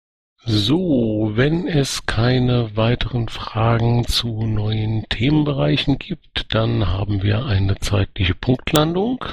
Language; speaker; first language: German; native; German